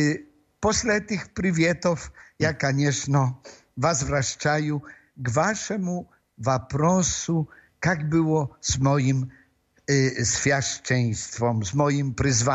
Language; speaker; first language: Russian; non-native, fluent; Polish